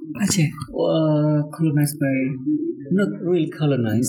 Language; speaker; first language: English; non-native, learner; Indonesian